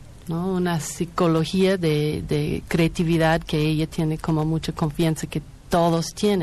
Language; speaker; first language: Spanish; non-native, fluent; English